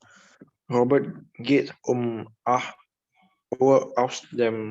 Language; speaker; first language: German; non-native, learner; Indonesian